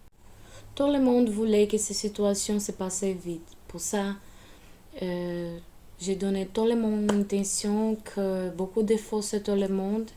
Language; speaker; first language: French; non-native, learner; Portuguese